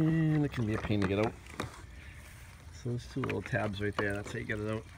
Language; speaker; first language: English; native; English